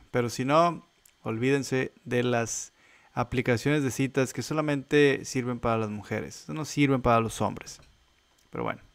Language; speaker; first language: Spanish; native; Spanish